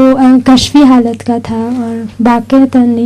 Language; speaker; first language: Hindi; early bilingual, heritage; Urdu